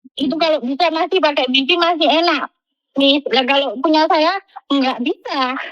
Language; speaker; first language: Indonesian; non-native, local second language; Javanese